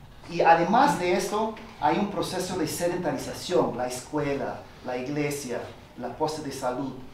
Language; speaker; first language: Spanish; non-native, fluent; English